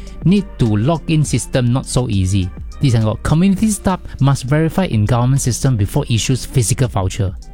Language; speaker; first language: English; non-native, local second language; Chinese